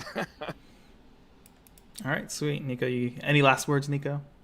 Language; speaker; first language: English; native; English